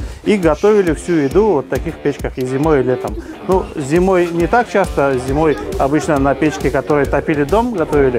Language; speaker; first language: Russian; native; Russian